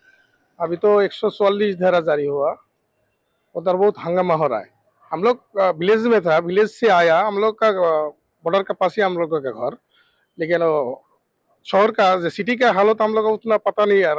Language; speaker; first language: Hindi; non-native, learner; Bangla